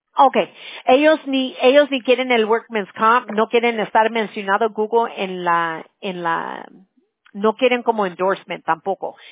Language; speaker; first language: Spanish; early bilingual, heritage; Spanish